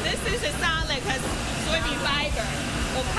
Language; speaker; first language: English; non-native, learner; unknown